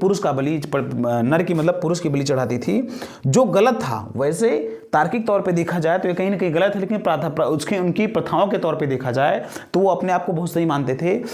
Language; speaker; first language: Hindi; native; Hindi